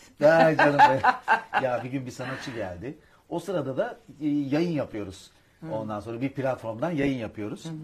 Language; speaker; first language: Turkish; native; Turkish